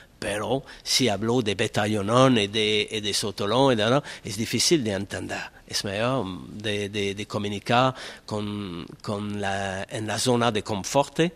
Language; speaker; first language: Spanish; non-native, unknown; French